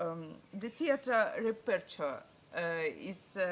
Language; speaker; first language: English; non-native, learner; Ukrainian